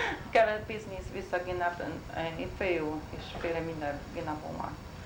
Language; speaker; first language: Hungarian; non-native, learner; Chinese